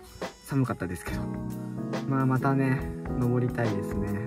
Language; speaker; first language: Japanese; native; Japanese